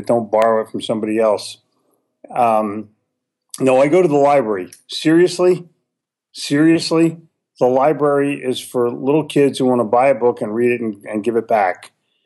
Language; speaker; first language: English; native; English